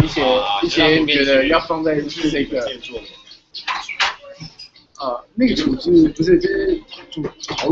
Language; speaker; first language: Chinese; native; Chinese